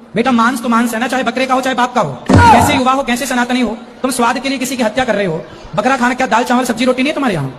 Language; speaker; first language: Hindi; native; Hindi